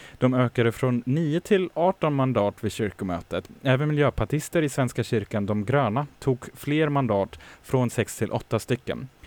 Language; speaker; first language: Swedish; non-native, fluent; German